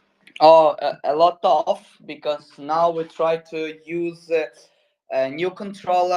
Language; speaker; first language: English; non-native, learner; Ukrainian